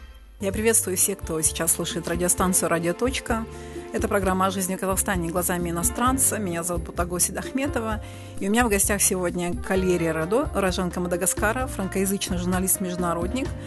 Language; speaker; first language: Russian; native; Russian